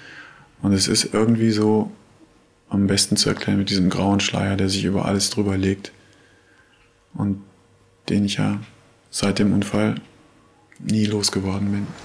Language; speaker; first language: German; native; German